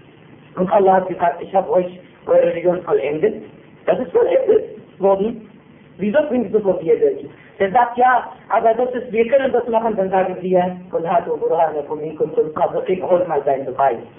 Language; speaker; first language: German; non-native, fluent; Arabic